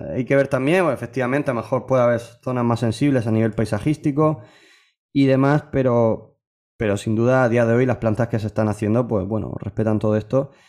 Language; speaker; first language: Spanish; native; Spanish